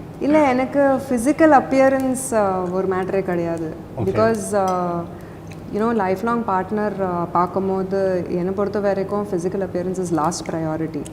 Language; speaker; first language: Tamil; non-native, local second language; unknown